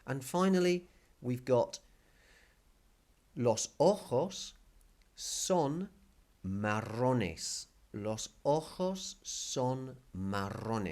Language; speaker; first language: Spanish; non-native, fluent; English